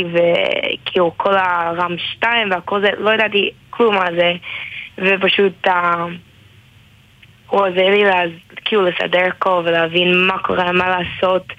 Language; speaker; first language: Hebrew; non-native, learner; English